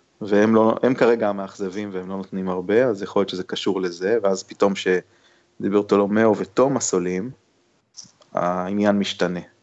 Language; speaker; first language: Hebrew; native; Hebrew